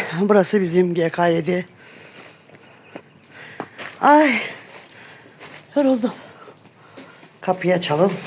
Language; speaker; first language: Turkish; native; Turkish